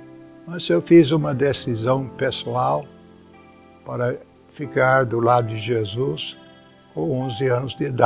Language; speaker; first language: Portuguese; non-native, fluent; English